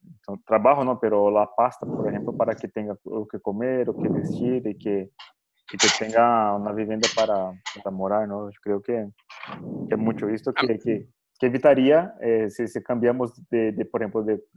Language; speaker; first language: Portuguese; non-native, learner; Spanish